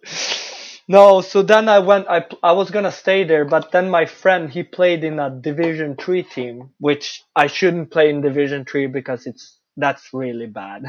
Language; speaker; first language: English; non-native, fluent; Swedish